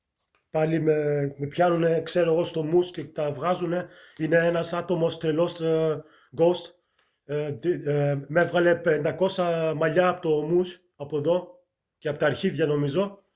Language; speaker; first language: Greek; early bilingual, heritage; Greek